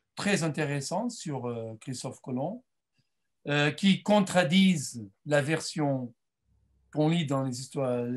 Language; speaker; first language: French; non-native, fluent; Portuguese